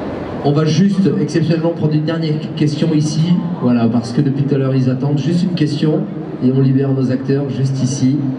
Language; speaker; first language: French; native; French